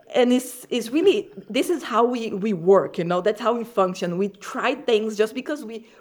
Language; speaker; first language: English; non-native, fluent; Portuguese